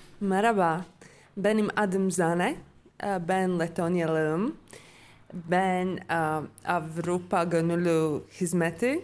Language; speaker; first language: Turkish; non-native, learner; Latvian